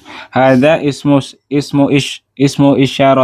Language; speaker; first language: Arabic; non-native, learner; Indonesian